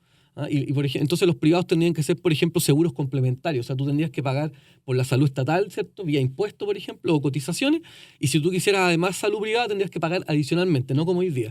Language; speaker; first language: Spanish; native; Spanish